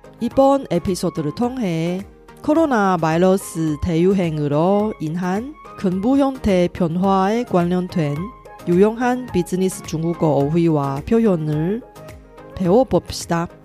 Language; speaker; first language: Korean; non-native, fluent; Chinese